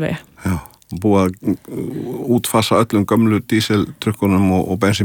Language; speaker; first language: Icelandic; native; Icelandic